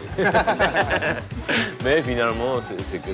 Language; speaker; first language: French; non-native, fluent; Japanese